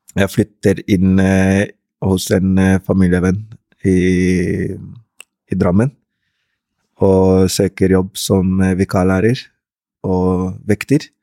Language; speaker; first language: Norwegian; early bilingual, other home language; Rundi